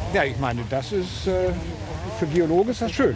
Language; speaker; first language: German; native; German